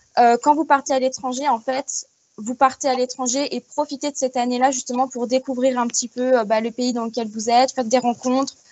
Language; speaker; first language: French; native; French